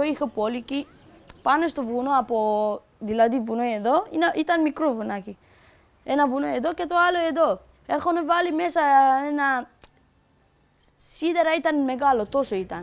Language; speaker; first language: Greek; early bilingual, other home language; Persian